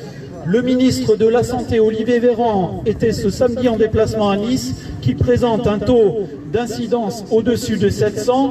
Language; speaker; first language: French; native; French